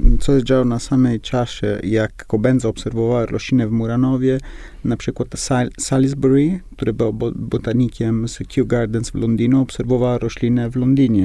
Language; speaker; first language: Polish; non-native, learner; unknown